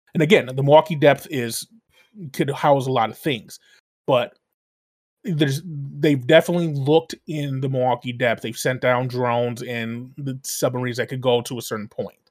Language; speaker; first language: English; native; English